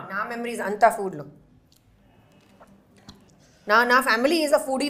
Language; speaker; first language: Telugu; non-native, learner; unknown